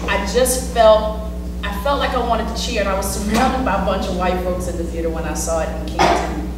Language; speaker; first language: English; native; English